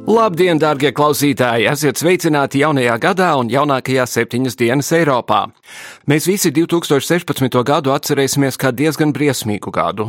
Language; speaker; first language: Latvian; early bilingual, heritage; English